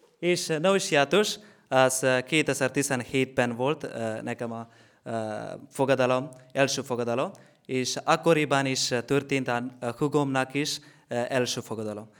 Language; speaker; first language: Hungarian; non-native, learner; Malayalam